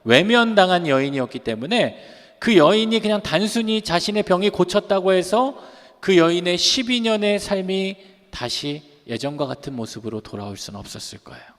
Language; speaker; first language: Korean; native; Korean